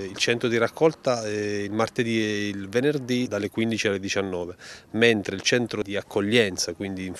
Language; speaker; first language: Italian; native; Italian